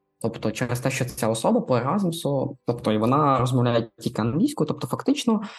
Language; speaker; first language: Ukrainian; native; Ukrainian